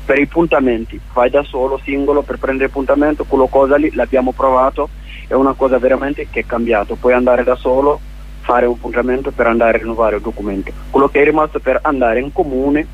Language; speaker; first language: Italian; non-native, learner; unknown